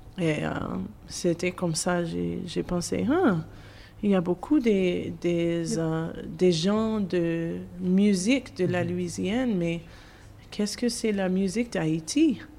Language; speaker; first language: French; non-native, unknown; English